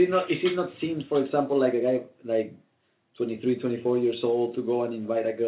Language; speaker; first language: English; non-native, fluent; Spanish